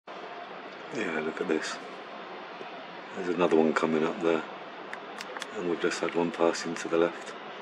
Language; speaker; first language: English; early bilingual, other home language; Spanish